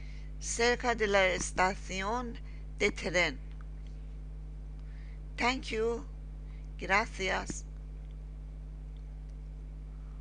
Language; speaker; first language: Spanish; non-native, learner; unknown